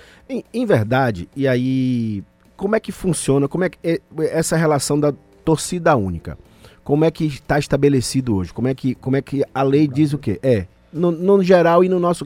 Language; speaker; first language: Portuguese; native; Portuguese